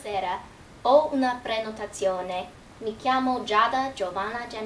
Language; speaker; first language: Italian; non-native, learner; English